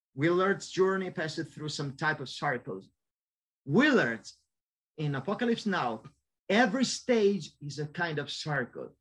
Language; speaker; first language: English; non-native, fluent; Italian